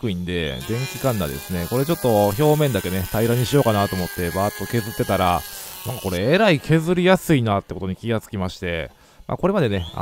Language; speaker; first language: Japanese; native; Japanese